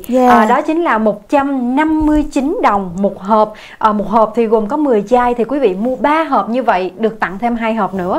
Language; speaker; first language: Vietnamese; native; Vietnamese